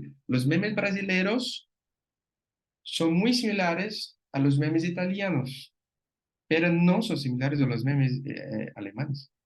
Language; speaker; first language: Spanish; non-native, fluent; Portuguese